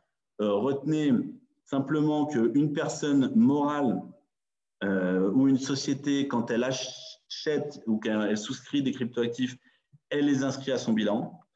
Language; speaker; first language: French; native; French